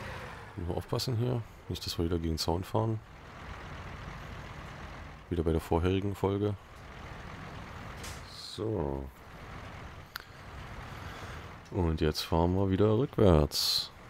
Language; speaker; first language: German; native; German